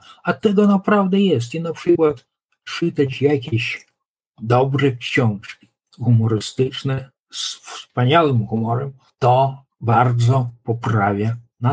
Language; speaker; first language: Polish; non-native, local second language; Lithuanian